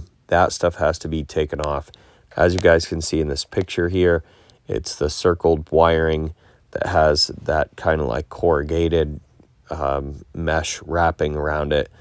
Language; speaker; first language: English; native; English